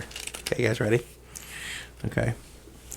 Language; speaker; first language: English; native; English